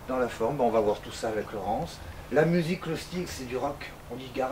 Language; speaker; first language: French; native; French